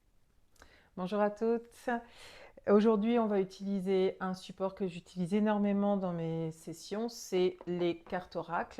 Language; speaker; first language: French; native; French